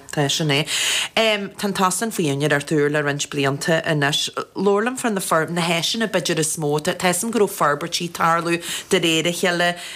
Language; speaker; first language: Irish; native; Irish